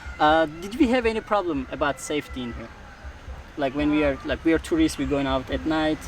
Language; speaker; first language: English; non-native, fluent; Turkish